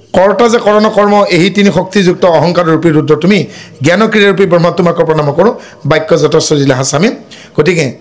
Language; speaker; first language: Assamese; non-native, local second language; Bodo